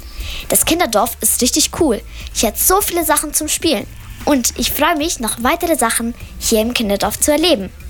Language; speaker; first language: German; early bilingual, other home language; Italian